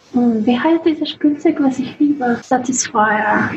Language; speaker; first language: German; non-native, learner; Russian